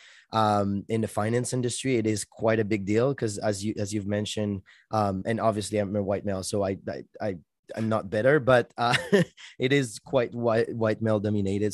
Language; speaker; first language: English; non-native, fluent; French